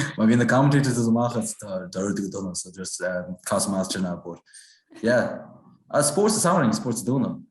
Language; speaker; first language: Irish; native; Irish